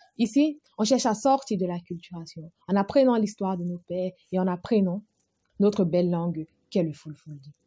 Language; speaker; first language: French; non-native, local second language; Fula